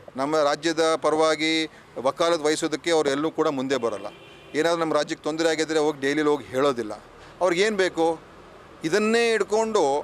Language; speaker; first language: Kannada; native; Kannada